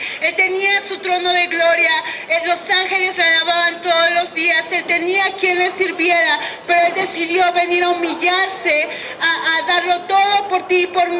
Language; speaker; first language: Spanish; native; Spanish